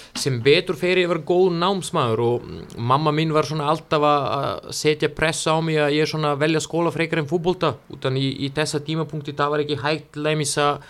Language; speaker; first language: Icelandic; non-native, fluent; Serbian